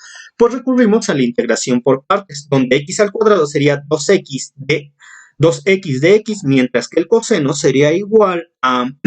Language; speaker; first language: Spanish; native; Spanish